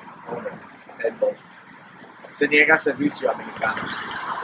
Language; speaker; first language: Spanish; early bilingual, heritage; Spanish